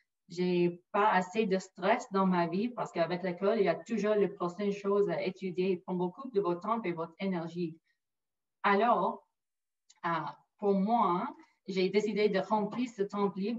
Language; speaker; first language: French; non-native, local second language; English